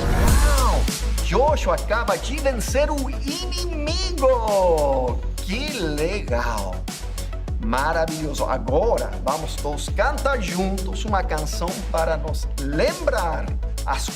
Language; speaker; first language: Portuguese; non-native, fluent; English